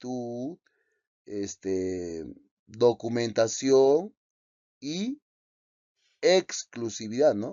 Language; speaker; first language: Spanish; native; Spanish